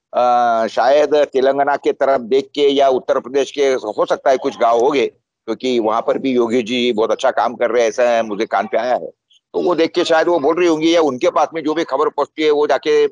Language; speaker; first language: Hindi; non-native, local second language; Marathi